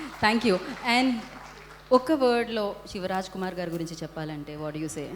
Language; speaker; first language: Telugu; native; Telugu